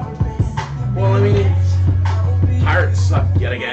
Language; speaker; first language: English; native; English